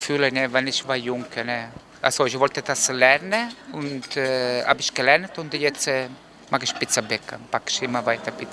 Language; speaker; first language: German; non-native, learner; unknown